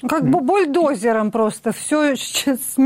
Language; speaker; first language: Russian; native; Russian